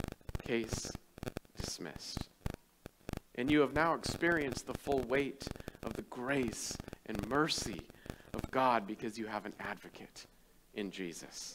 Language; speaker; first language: English; native; English